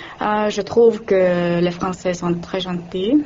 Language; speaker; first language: French; non-native, learner; Finnish